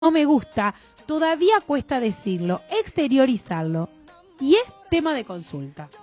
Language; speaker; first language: Spanish; native; Spanish